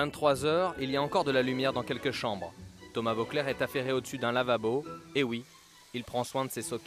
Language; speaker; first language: French; native; French